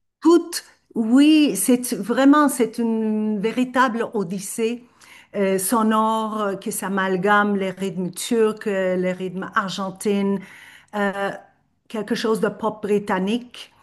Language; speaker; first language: French; non-native, fluent; Turkish